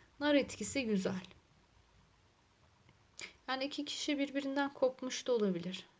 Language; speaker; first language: Turkish; native; Turkish